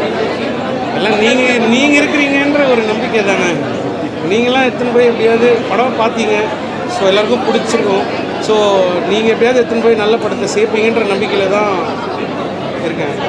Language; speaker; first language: Tamil; native; Tamil